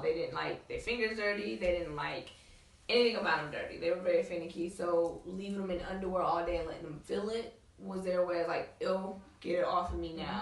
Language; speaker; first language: English; native; English